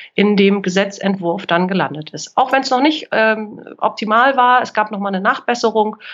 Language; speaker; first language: German; native; German